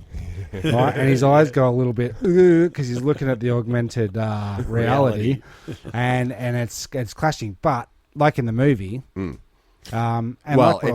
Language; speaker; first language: English; native; English